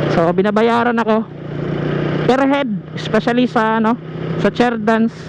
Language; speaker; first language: Filipino; non-native, local second language; Cebuano